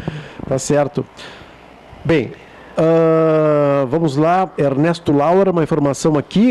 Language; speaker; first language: Portuguese; native; Portuguese